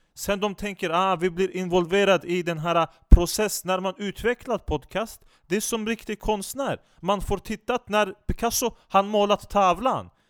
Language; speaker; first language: Swedish; non-native, fluent; Turkish